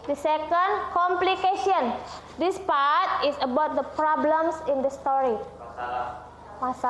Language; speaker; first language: English; non-native, learner; Indonesian